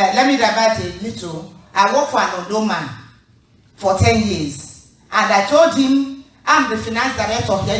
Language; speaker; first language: English; non-native, local second language; Igbo